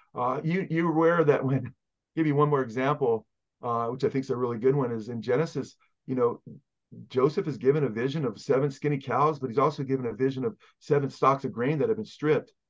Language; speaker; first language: English; native; English